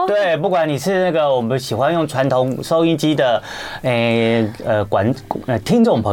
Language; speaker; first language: Chinese; native; Chinese